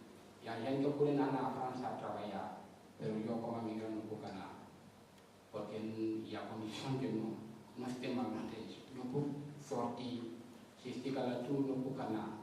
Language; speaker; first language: Catalan; non-native, fluent; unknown